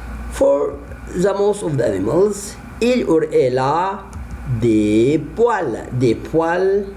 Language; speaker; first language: French; non-native, fluent; Arabic